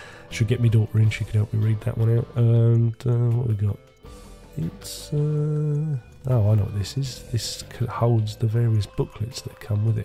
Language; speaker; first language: English; native; English